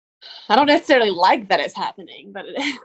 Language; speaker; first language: English; native; English